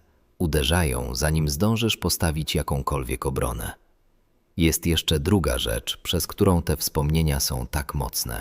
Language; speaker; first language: Polish; native; Polish